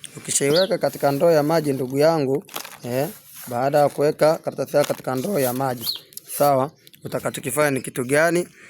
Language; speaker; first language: Swahili; native; Swahili